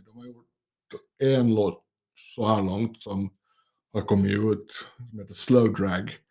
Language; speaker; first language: Swedish; native; Swedish